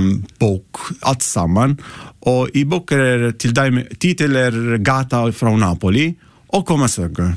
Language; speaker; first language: Icelandic; non-native, learner; Italian